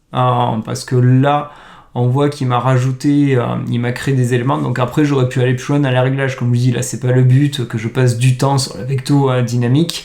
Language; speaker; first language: French; native; French